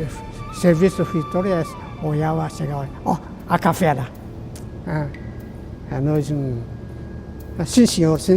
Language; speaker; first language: Portuguese; early bilingual, other home language; Japanese